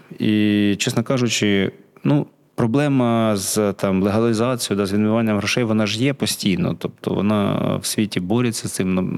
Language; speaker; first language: Ukrainian; non-native, local second language; Russian